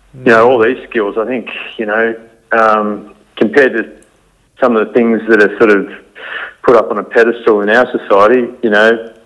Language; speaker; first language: English; native; English